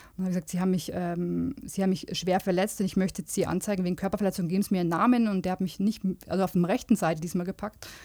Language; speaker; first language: German; native; German